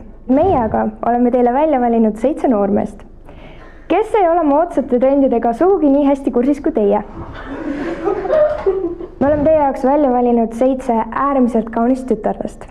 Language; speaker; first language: Estonian; native; Estonian